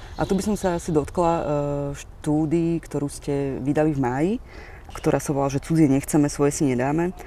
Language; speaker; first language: Slovak; native; Slovak